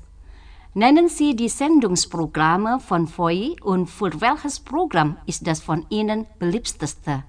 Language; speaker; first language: German; non-native, learner; Indonesian